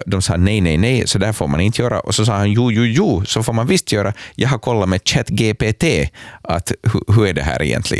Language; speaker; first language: Swedish; native; Swedish